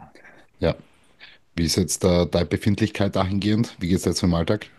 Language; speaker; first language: German; native; German